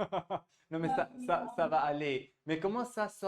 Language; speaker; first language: French; non-native, fluent; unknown